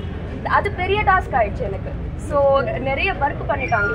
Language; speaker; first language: Tamil; non-native, learner; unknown